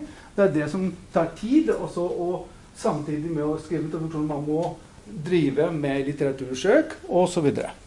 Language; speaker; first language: Norwegian; non-native, fluent; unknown